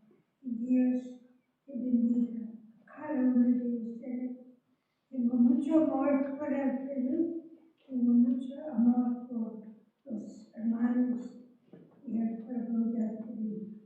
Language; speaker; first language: Spanish; non-native, fluent; English